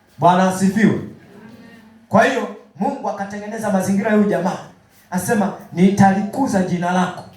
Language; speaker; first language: Swahili; native; Swahili